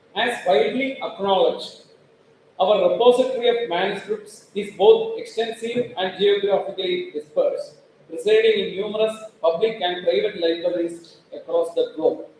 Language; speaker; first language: English; non-native, local second language; Malayalam